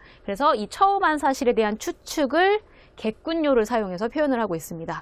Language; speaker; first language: Korean; native; Korean